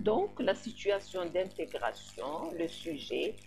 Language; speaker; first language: French; non-native, local second language; Arabic